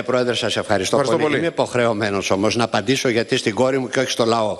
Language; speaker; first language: Greek; native; Greek